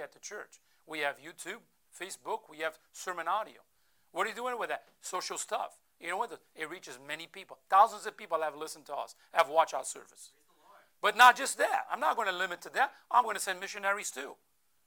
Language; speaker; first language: English; non-native, fluent; Portuguese